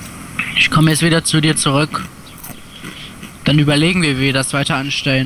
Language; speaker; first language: German; native; German